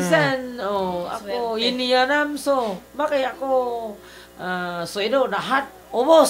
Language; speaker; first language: Filipino; non-native, learner; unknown